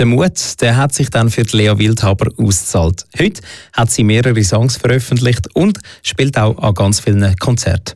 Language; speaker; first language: German; native; German